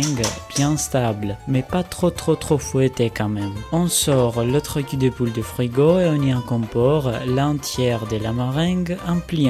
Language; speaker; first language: French; non-native, fluent; Greek